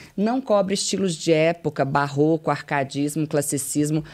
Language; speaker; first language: Portuguese; native; Portuguese